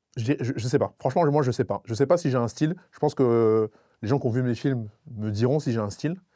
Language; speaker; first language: French; non-native, local second language; Sango